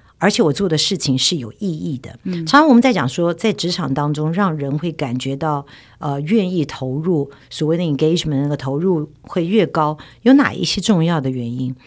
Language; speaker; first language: Chinese; native; Chinese